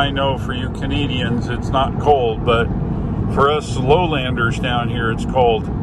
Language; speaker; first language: English; native; English